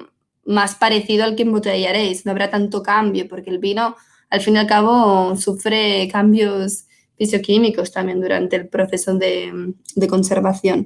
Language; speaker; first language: Spanish; native; Spanish